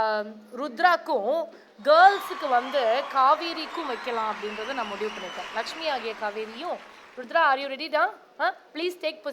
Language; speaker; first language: Tamil; native; Tamil